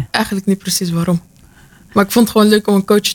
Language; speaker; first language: Dutch; early bilingual, other home language; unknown